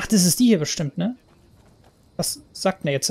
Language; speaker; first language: German; native; German